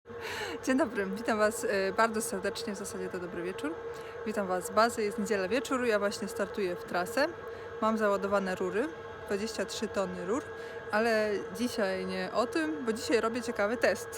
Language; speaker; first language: Polish; native; Polish